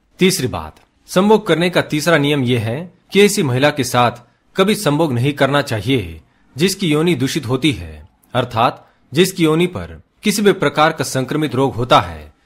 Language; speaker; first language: Hindi; native; Hindi